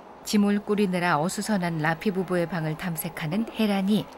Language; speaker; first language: Korean; native; Korean